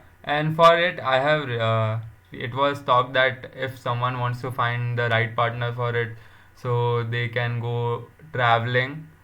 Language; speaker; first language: English; non-native, local second language; Hindi